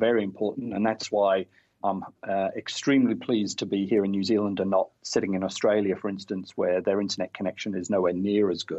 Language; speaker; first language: English; native; English